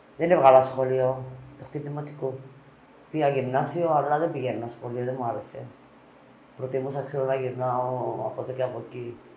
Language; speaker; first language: Greek; native; Greek